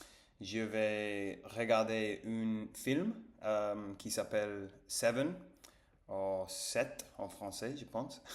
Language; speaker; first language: French; non-native, learner; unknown